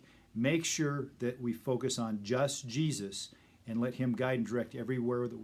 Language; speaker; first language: English; native; English